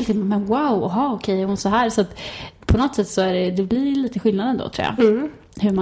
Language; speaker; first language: Swedish; native; Swedish